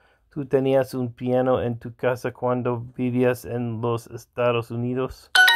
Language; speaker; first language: Spanish; non-native, learner; English